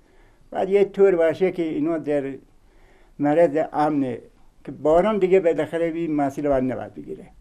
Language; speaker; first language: Persian; native; Persian